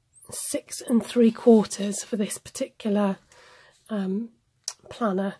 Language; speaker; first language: English; native; English